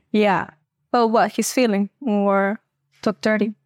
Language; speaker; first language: English; non-native, fluent; Spanish